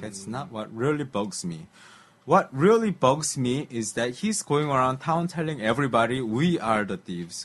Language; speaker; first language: English; non-native, fluent; Korean